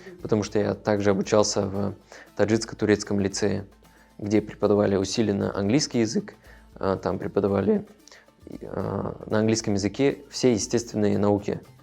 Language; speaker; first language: Russian; non-native, local second language; Tajik